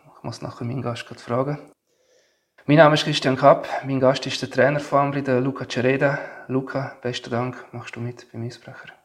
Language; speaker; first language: German; native; German